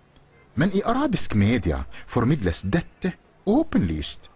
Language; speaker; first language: Norwegian; non-native, fluent; Arabic